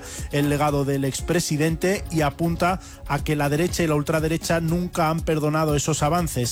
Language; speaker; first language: Spanish; native; Spanish